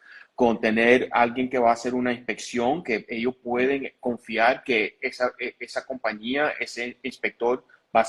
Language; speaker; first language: Spanish; early bilingual, heritage; Spanish